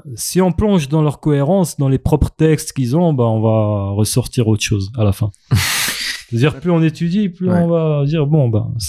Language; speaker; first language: French; native; French